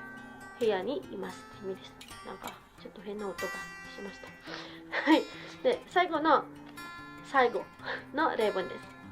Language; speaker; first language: Japanese; non-native, fluent; Cebuano